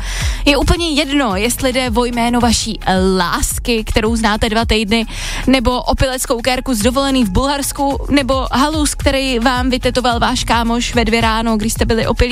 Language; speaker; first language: Czech; native; Czech